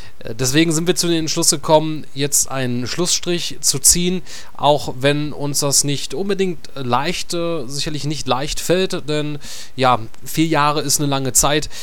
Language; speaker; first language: German; native; German